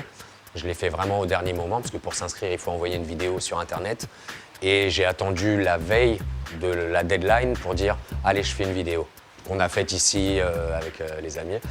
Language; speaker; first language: French; native; French